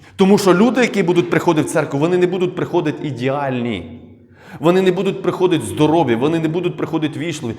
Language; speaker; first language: Ukrainian; non-native, local second language; Russian